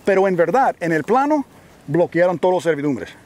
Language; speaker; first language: Spanish; non-native, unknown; English